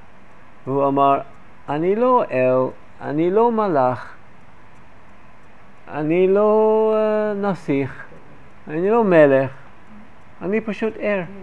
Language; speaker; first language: Hebrew; non-native, fluent; English